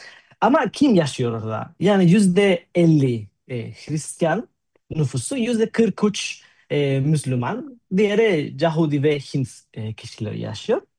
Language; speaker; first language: Turkish; non-native, fluent; Spanish